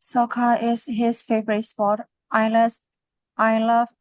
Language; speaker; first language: English; non-native, learner; Burmese